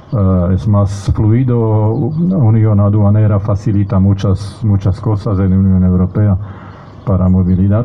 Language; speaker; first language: Spanish; non-native, fluent; Slovak